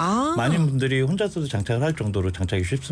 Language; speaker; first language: Korean; native; Korean